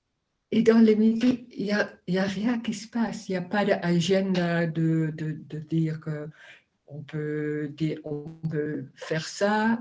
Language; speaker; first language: French; non-native, learner; Dutch